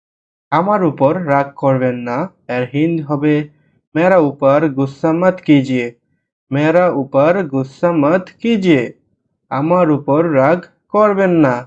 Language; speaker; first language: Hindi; non-native, learner; Bangla